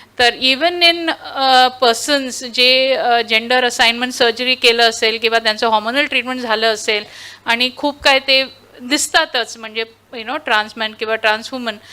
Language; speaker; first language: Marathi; non-native, local second language; Tulu